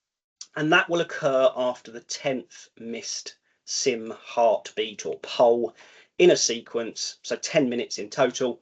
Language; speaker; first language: English; native; English